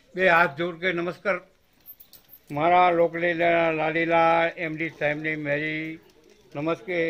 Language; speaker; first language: Hindi; non-native, local second language; Gujarati